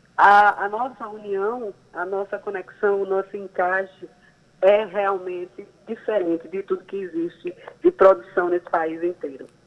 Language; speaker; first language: Portuguese; native; Portuguese